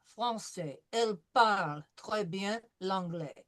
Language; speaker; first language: French; non-native, fluent; English